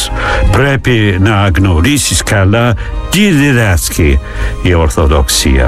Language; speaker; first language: Greek; non-native, fluent; English